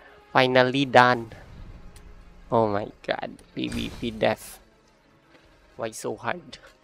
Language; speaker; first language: English; non-native, local second language; Filipino